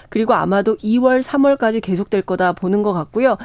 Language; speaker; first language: Korean; native; Korean